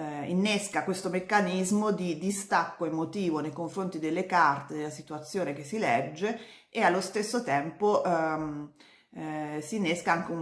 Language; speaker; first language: Italian; native; Italian